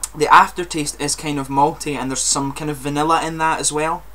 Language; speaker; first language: English; native; English